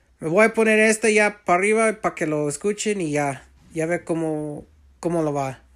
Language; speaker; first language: Spanish; early bilingual, heritage; Spanish